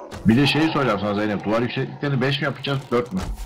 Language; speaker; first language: Turkish; native; Turkish